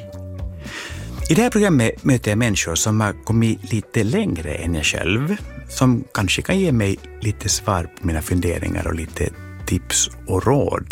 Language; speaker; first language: Swedish; native; Swedish